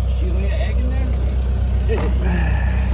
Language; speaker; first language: English; native; English